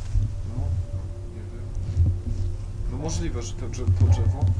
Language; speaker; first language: Polish; native; Polish